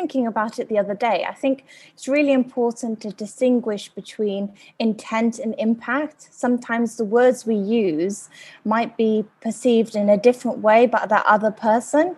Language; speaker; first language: English; native; English